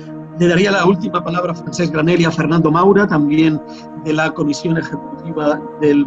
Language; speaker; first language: Spanish; native; Spanish